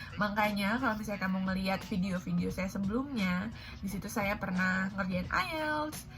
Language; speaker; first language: Indonesian; native; Indonesian